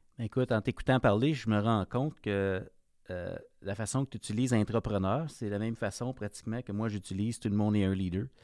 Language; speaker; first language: French; native; French